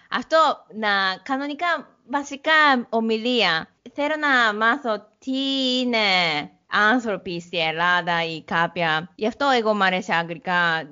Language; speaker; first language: Greek; non-native, learner; Japanese